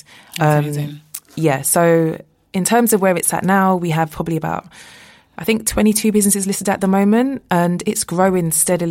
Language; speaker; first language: English; native; English